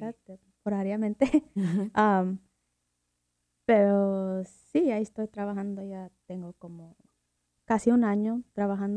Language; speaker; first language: Spanish; early bilingual, heritage; Spanish